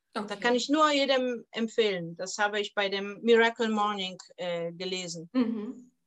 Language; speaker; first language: German; non-native, fluent; Polish